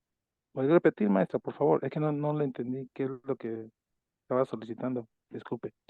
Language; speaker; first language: Spanish; native; Spanish